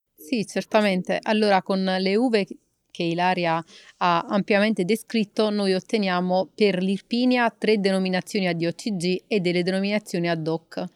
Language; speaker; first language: Italian; native; Italian